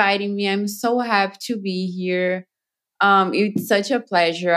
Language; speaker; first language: English; non-native, fluent; Portuguese